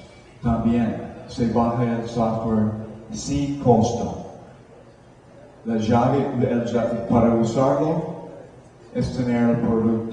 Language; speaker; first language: Spanish; non-native, fluent; English